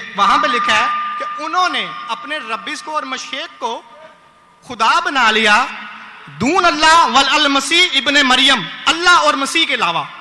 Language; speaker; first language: Urdu; non-native, local second language; Punjabi